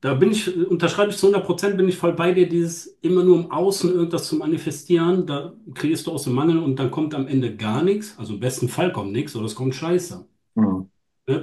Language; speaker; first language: German; native; German